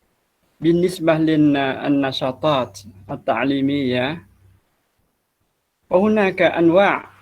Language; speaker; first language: Arabic; non-native, fluent; Malay